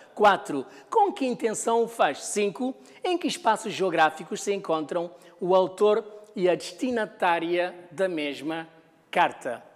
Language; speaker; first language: Portuguese; non-native, local second language; Kabuverdianu